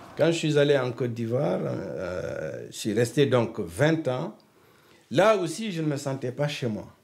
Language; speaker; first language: French; non-native, local second language; Fula